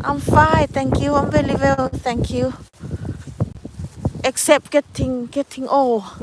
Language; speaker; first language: English; non-native, learner; Northeastern Thai